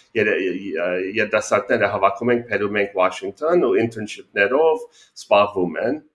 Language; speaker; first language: Armenian; early bilingual, heritage; Armenian